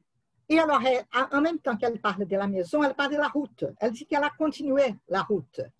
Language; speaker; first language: French; non-native, fluent; Portuguese